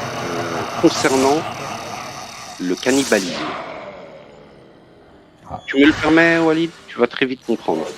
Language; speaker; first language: French; native; French